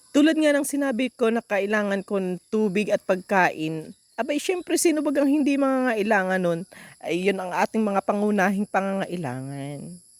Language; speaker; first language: Filipino; native; Filipino